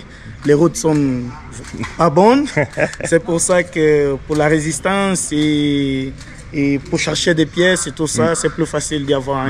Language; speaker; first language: French; non-native, fluent; Portuguese